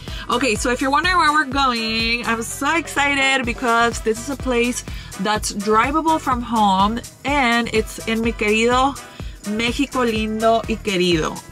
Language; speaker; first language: English; early bilingual, other home language; Spanish